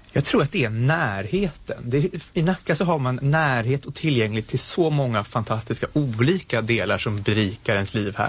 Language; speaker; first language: Swedish; native; Swedish